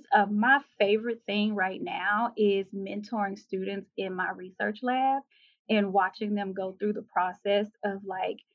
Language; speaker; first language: English; native; English